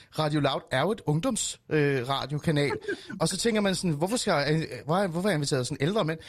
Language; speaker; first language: Danish; early bilingual, other home language; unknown